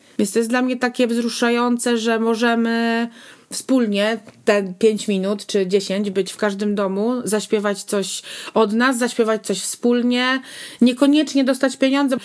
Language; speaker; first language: Polish; native; Polish